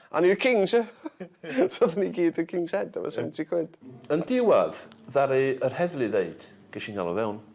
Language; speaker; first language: Welsh; native; Welsh